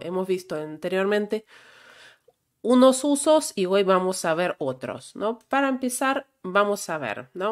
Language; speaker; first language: Spanish; non-native, fluent; Russian